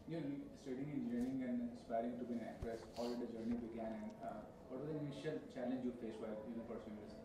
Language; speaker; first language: English; non-native, local second language; Hindi